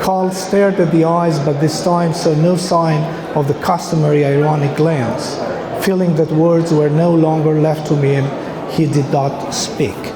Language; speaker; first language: English; non-native, fluent; Albanian